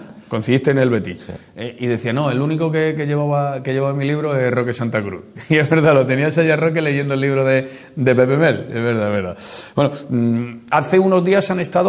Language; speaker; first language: Spanish; native; Spanish